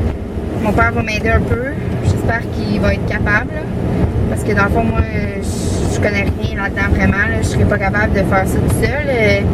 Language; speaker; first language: French; native; French